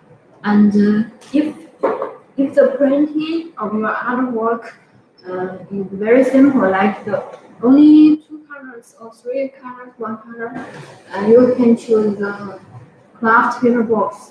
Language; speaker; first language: English; non-native, fluent; Chinese